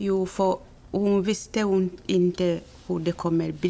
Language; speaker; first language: Swedish; non-native, learner; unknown